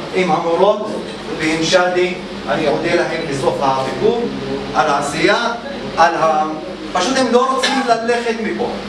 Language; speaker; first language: Hebrew; non-native, local second language; Arabic